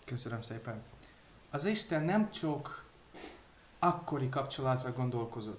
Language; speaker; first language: Hungarian; non-native, learner; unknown